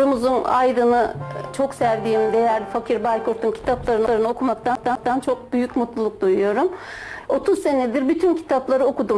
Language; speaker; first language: Turkish; native; Turkish